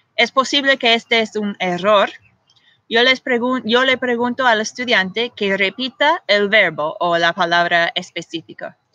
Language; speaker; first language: Spanish; non-native, fluent; English